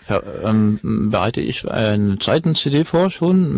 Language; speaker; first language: German; non-native, fluent; French